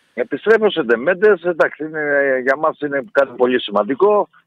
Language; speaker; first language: Greek; native; Greek